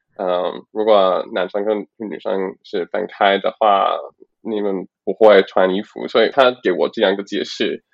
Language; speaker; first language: Chinese; non-native, learner; English